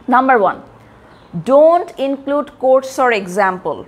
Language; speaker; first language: English; non-native, local second language; Bangla